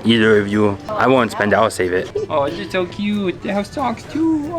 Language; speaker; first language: English; native; English